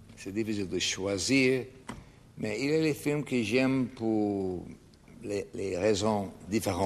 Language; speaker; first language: French; non-native, fluent; English